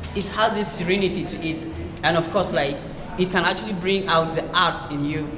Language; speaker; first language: English; non-native, local second language; Hausa